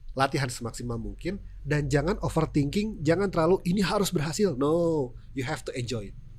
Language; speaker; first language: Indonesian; non-native, local second language; Sundanese